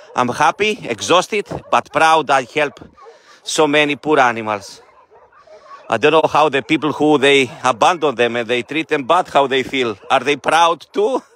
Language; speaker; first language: English; non-native, fluent; Greek